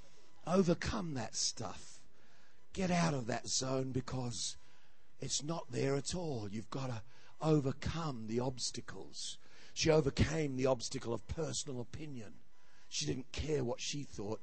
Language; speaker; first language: English; native; English